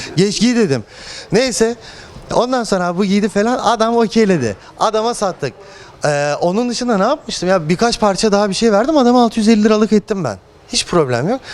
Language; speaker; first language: Turkish; native; Turkish